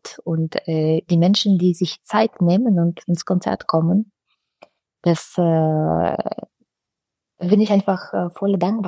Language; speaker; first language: German; non-native, fluent; Russian